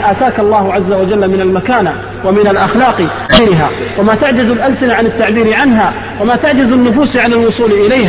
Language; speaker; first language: Arabic; native; Arabic